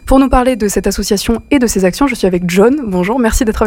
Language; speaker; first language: French; native; French